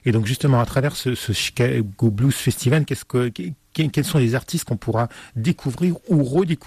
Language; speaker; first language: French; native; French